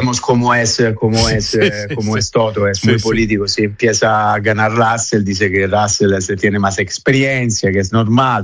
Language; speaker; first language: Spanish; non-native, fluent; Italian